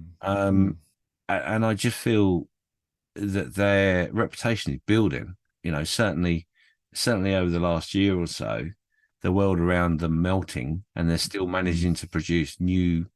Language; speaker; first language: English; native; English